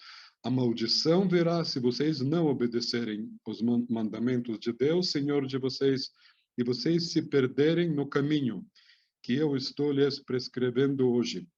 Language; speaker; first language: Portuguese; non-native, fluent; Hebrew